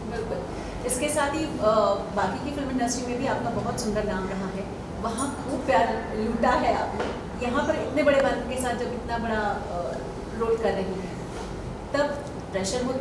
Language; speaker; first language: Hindi; native; Hindi